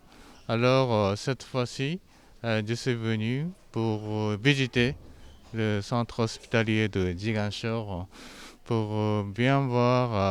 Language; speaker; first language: French; non-native, fluent; Japanese